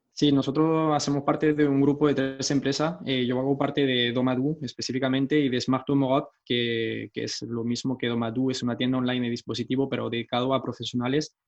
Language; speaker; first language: Spanish; early bilingual, heritage; Spanish